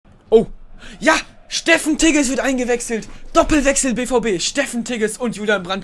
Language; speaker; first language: German; native; German